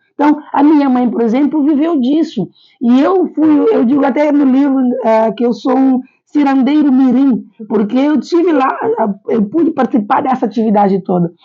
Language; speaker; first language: Portuguese; non-native, local second language; Kabuverdianu